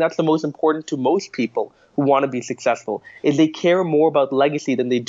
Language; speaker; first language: English; native; English